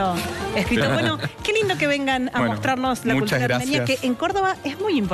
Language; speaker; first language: Spanish; native; Spanish